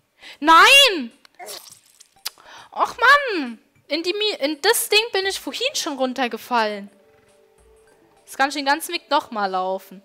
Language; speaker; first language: German; native; German